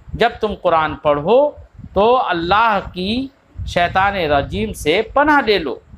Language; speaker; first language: Urdu; native; Urdu